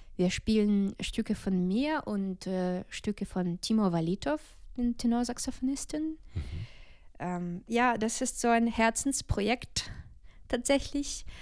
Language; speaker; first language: German; non-native, fluent; Ukrainian